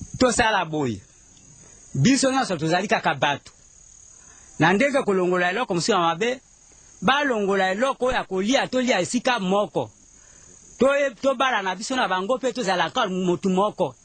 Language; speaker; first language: Lingala; non-native, local second language; Mongo